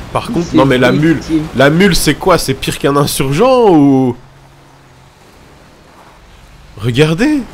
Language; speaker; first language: French; native; French